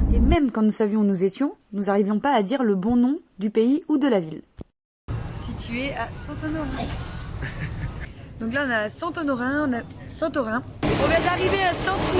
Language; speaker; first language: French; native; French